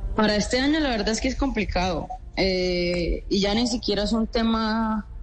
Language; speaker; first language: Spanish; native; Spanish